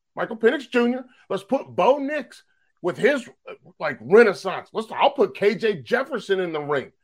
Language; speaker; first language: English; native; English